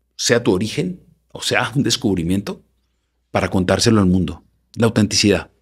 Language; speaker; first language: Spanish; native; Spanish